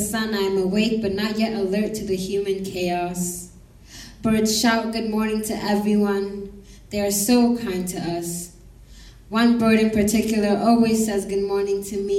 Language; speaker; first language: English; non-native, local second language; Kinyarwanda